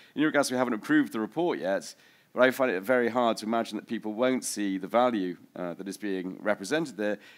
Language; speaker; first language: English; native; English